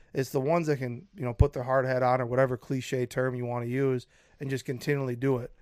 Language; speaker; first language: English; native; English